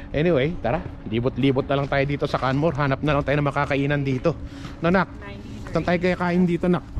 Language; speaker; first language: Filipino; native; Filipino